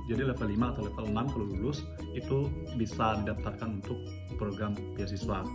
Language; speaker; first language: Indonesian; non-native, local second language; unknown